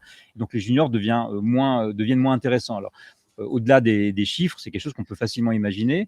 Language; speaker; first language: French; native; French